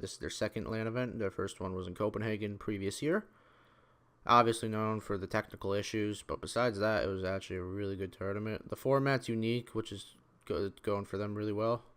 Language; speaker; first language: English; native; English